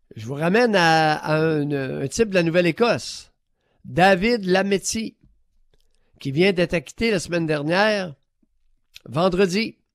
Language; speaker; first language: French; native; French